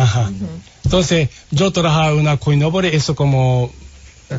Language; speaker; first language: Spanish; non-native, learner; Japanese